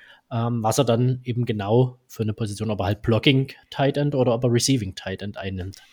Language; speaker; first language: German; native; German